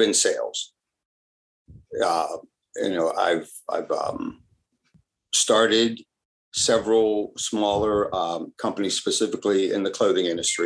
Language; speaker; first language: English; early bilingual, other home language; Italian